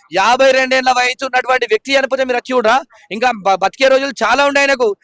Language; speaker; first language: Telugu; native; Telugu